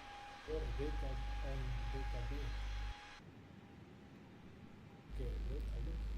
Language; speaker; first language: English; non-native, learner; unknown